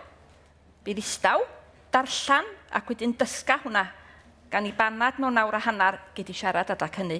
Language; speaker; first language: Welsh; native; Welsh